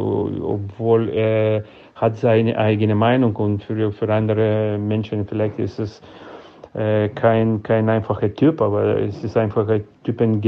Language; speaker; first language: German; non-native, fluent; Lithuanian